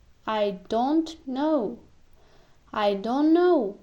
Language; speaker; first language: English; non-native, fluent; Kyrgyz